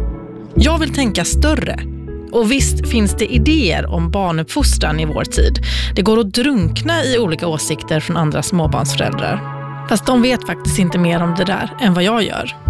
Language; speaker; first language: Swedish; native; Swedish